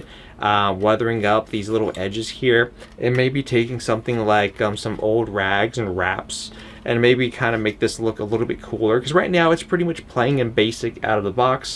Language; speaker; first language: English; native; English